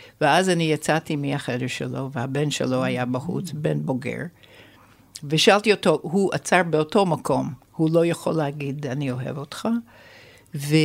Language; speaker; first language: Hebrew; non-native, fluent; English